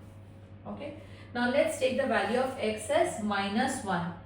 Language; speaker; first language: English; non-native, local second language; Hindi